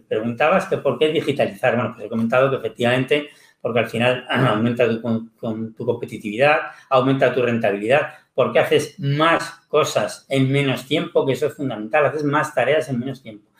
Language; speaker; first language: Spanish; native; Spanish